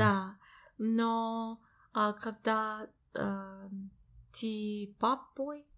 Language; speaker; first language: Russian; non-native, learner; English